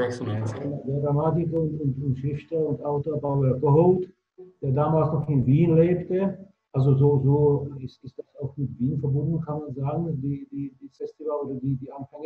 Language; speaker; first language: German; non-native, fluent; Czech